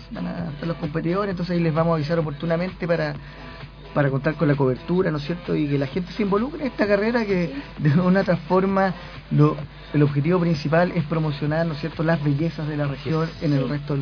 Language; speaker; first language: Spanish; native; Spanish